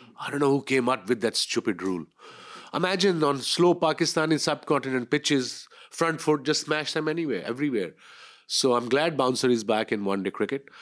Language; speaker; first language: English; non-native, local second language; Urdu